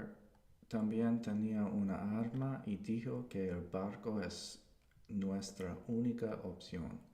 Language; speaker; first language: Spanish; non-native, learner; English